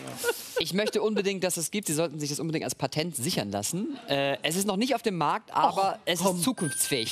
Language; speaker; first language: German; native; German